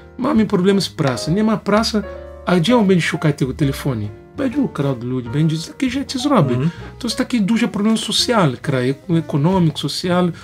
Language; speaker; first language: Polish; non-native, learner; Portuguese